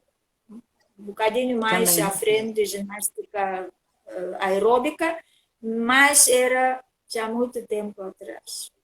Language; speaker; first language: Portuguese; non-native, learner; Russian